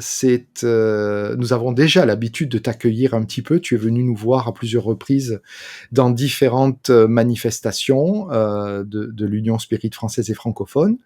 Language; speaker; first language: French; native; French